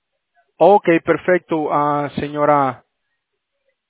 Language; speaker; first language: Spanish; early bilingual, heritage; Spanish